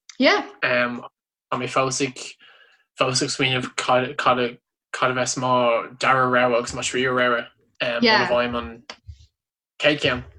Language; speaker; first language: Irish; non-native, local second language; English